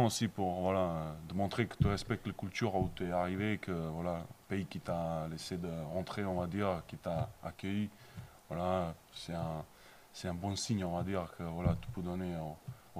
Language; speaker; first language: French; non-native, learner; Bosnian